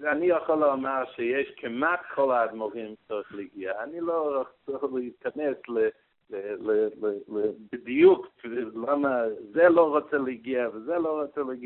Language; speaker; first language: Hebrew; non-native, learner; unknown